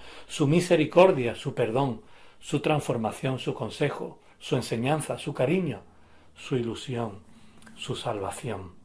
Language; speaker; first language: Spanish; native; Spanish